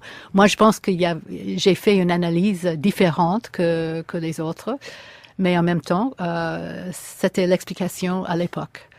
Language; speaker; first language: French; non-native, fluent; English